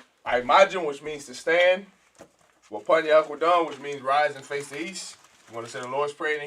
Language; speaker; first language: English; native; English